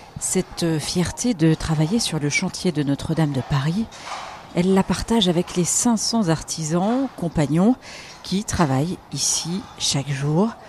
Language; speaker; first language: French; native; French